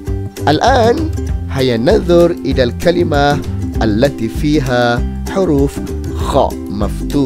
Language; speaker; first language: Arabic; non-native, fluent; Malay